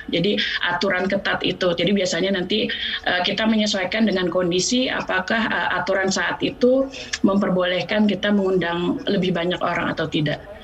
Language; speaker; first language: Indonesian; native; Indonesian